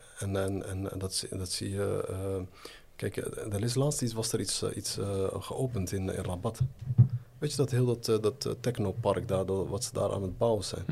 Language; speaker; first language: Dutch; early bilingual, other home language; Arabic